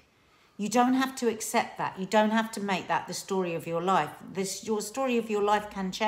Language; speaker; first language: English; native; English